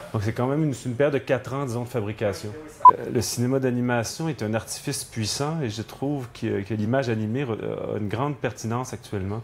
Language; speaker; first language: French; native; French